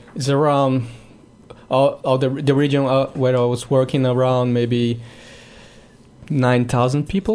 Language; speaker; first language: English; non-native, fluent; Portuguese